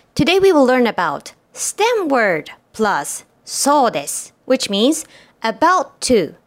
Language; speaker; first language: English; non-native, fluent; Japanese